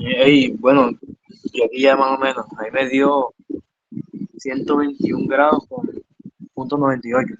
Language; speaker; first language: Spanish; native; Spanish